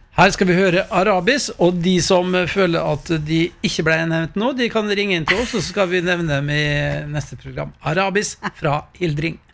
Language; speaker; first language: Norwegian; native; Norwegian